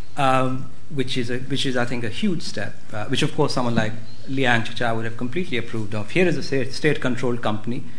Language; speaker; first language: English; non-native, local second language; Hindi